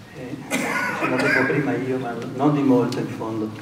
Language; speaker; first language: Italian; native; Italian